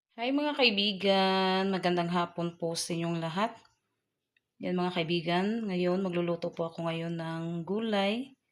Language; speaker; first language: Filipino; non-native, local second language; Cebuano